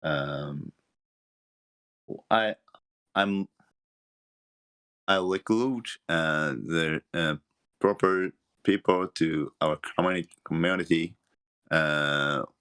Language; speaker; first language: English; non-native, learner; Japanese